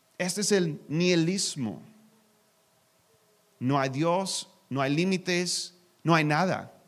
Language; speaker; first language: Spanish; non-native, learner; English